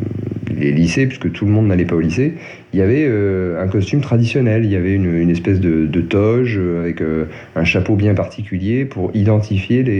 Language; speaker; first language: French; native; French